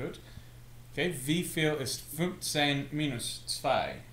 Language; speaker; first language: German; non-native, learner; English